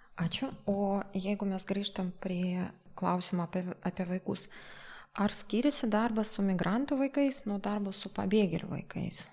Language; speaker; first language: Lithuanian; non-native, local second language; Russian